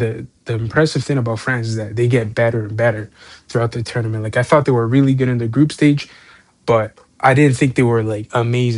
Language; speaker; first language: English; native; English